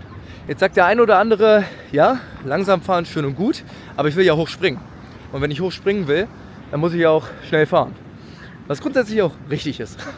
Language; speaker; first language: German; native; German